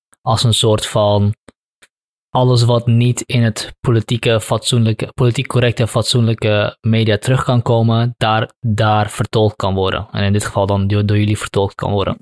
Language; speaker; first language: Dutch; early bilingual, other home language; Kurdish